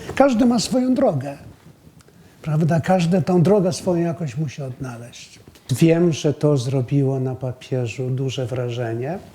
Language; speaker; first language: Polish; native; Polish